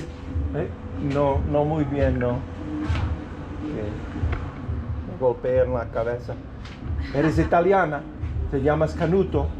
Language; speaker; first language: Spanish; non-native, learner; English